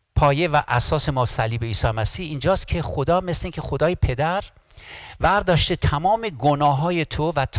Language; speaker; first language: Persian; early bilingual, heritage; Persian